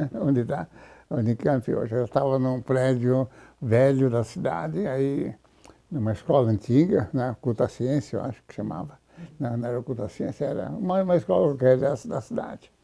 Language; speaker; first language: Portuguese; native; Portuguese